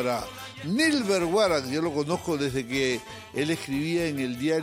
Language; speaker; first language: Spanish; native; Spanish